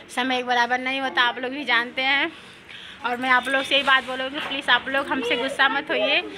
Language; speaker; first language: Hindi; native; Hindi